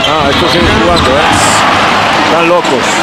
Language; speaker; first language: Spanish; native; Spanish